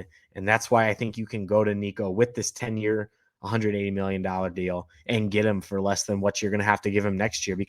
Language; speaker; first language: English; native; English